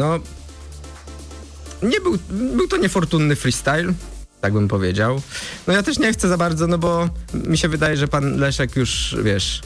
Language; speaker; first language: Polish; native; Polish